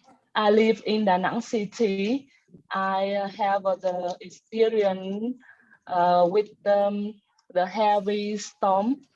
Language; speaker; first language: English; non-native, learner; Vietnamese